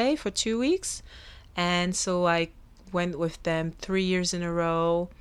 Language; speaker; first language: English; non-native, fluent; French